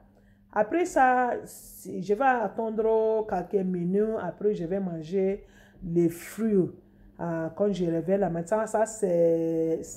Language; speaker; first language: French; non-native, fluent; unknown